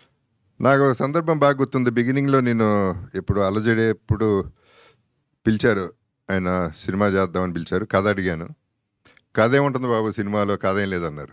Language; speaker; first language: Telugu; native; Telugu